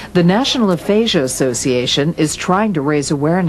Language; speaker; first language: English; native; English